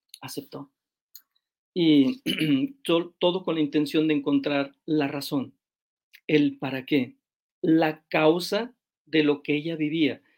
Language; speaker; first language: Spanish; native; Spanish